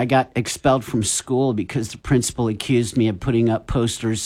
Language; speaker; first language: English; native; English